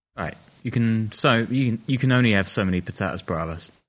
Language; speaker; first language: English; native; English